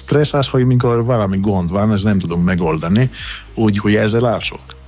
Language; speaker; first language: Hungarian; non-native, fluent; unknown